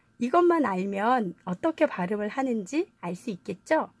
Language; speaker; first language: Korean; native; Korean